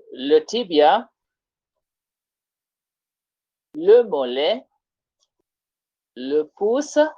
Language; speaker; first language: French; non-native, fluent; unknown